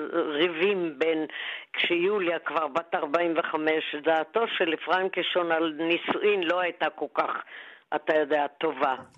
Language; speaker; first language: Hebrew; early bilingual, other home language; German